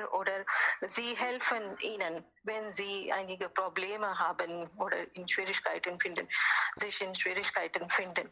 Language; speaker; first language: German; non-native, learner; Hindi